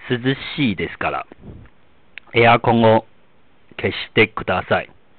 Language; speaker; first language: Japanese; non-native, fluent; Chinese